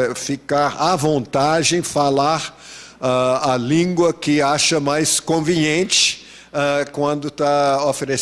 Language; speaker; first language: Portuguese; non-native, fluent; English